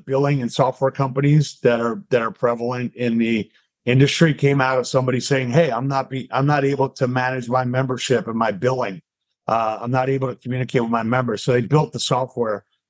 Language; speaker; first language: English; native; English